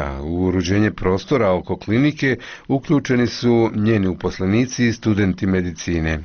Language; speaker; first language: Croatian; native; Croatian